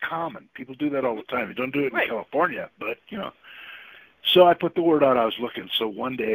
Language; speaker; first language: English; native; English